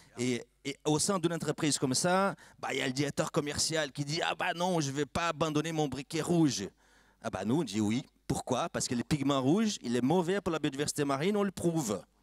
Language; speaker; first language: French; non-native, fluent; Portuguese